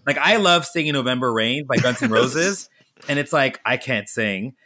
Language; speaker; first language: English; native; English